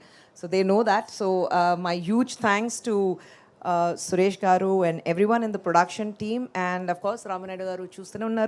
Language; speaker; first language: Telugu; non-native, local second language; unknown